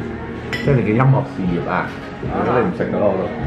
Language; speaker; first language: Chinese; native; Chinese